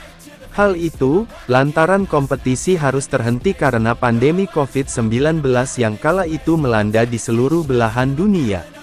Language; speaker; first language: Indonesian; native; Indonesian